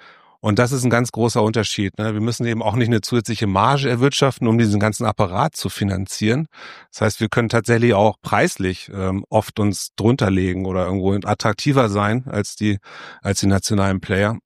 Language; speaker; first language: German; native; German